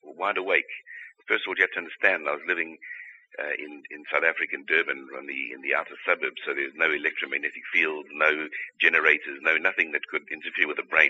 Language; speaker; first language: English; native; English